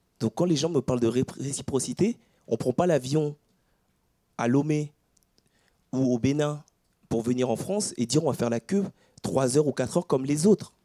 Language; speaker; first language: French; early bilingual, other home language; Ewe